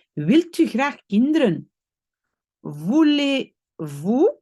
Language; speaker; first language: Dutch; non-native, local second language; French